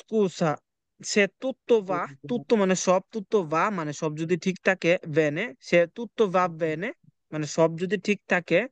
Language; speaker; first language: Italian; non-native, fluent; Bangla